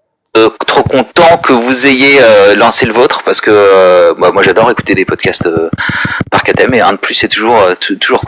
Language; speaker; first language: French; native; French